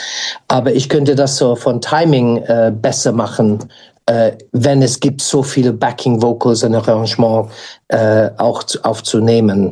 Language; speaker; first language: German; non-native, fluent; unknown